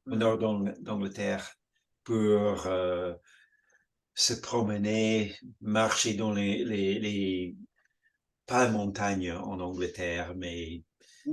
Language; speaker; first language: French; non-native, fluent; English